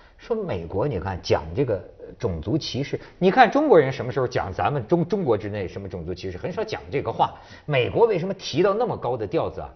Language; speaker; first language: Chinese; native; Chinese